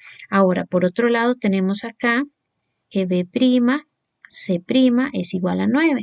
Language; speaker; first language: Spanish; native; Spanish